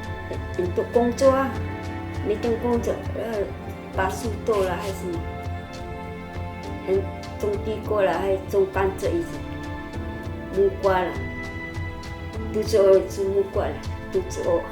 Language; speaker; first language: Chinese; non-native, local second language; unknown